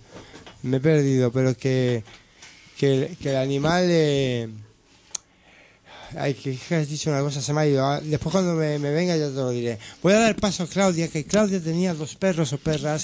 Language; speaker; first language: Spanish; native; Spanish